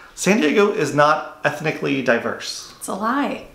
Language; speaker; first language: English; native; English